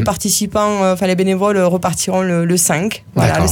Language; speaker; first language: French; native; French